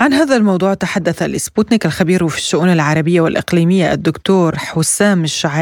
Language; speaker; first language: Arabic; native; Arabic